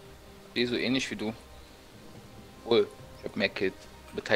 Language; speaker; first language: German; native; German